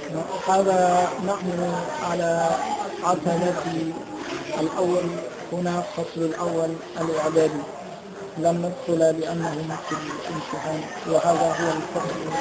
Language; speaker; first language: Arabic; non-native, fluent; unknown